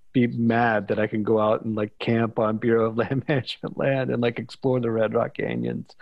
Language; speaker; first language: English; native; English